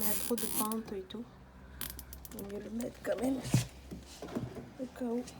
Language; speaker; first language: French; native; French